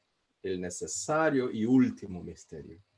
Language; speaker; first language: Spanish; non-native, fluent; Portuguese